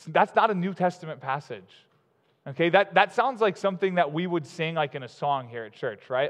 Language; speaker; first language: English; native; English